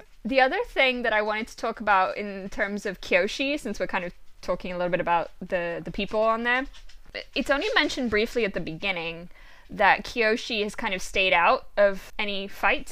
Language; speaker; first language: English; native; English